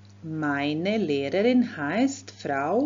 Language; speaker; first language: German; non-native, fluent; Croatian